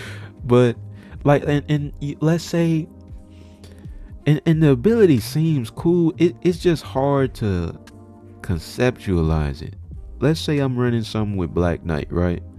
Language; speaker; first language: English; native; English